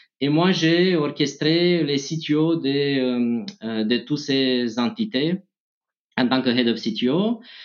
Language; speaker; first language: French; non-native, fluent; Romanian